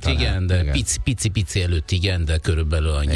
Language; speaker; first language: Hungarian; non-native, fluent; Italian